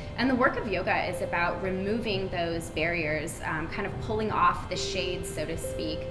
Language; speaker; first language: English; native; English